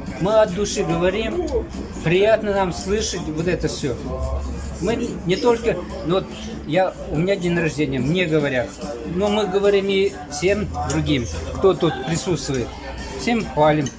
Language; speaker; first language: Russian; non-native, local second language; Chuvash